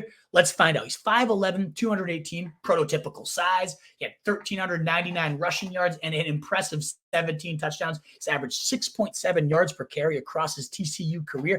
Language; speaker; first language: English; native; English